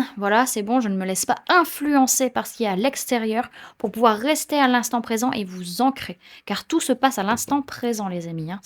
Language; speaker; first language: French; native; French